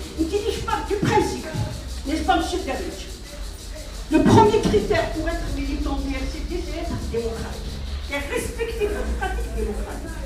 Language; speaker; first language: French; non-native, local second language; Kabyle